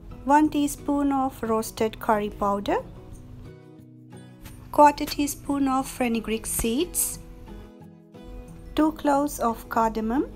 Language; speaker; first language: English; non-native, local second language; Sinhala